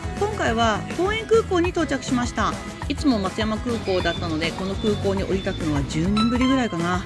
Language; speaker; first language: Japanese; native; Japanese